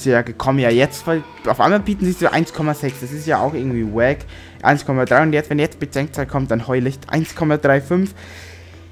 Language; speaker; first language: German; native; German